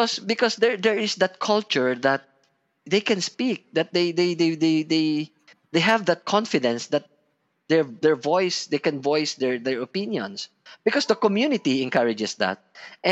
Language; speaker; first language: English; non-native, local second language; Filipino